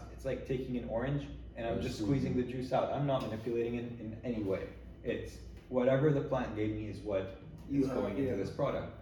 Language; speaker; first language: English; early bilingual, other home language; Arabic